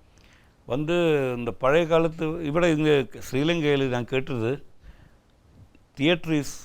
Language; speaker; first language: Tamil; non-native, learner; Malayalam